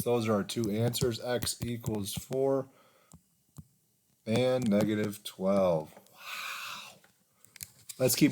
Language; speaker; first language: English; native; English